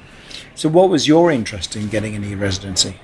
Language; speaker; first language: English; native; English